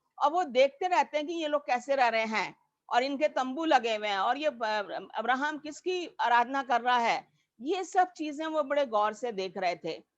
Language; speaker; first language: Hindi; native; Hindi